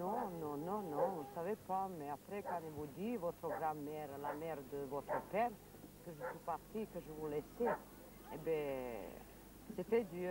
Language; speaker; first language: French; non-native, learner; Serbian